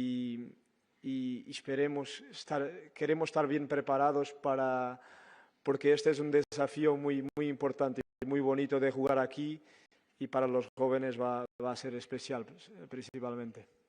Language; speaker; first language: Spanish; non-native, fluent; Portuguese